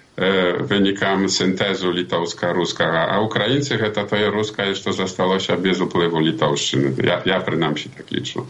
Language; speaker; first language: Polish; non-native, local second language; Belarusian